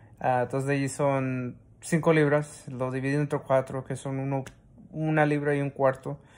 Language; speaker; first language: Spanish; early bilingual, heritage; Spanish